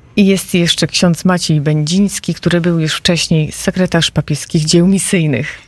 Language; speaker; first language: Polish; native; Polish